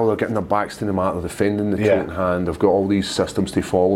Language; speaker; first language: English; native; English